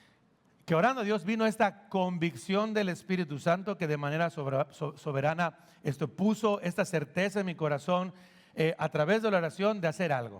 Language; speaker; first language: Spanish; native; Spanish